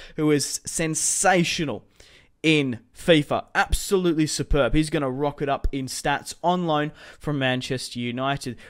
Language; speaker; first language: English; native; English